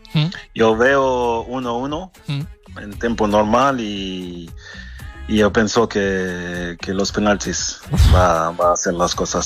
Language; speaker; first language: Spanish; non-native, fluent; French